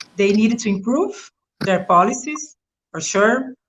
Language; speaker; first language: English; non-native, fluent; Portuguese